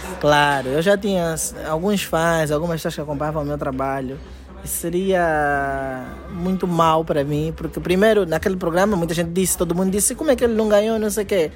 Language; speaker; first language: Portuguese; native; Portuguese